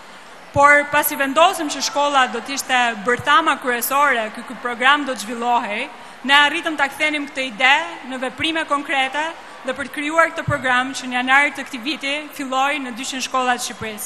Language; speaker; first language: Albanian; native; Albanian